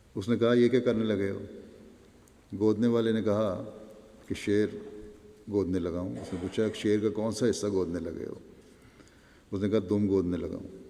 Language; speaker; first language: Urdu; non-native, local second language; Punjabi